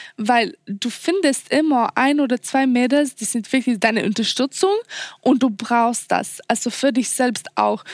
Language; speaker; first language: German; non-native, learner; Swedish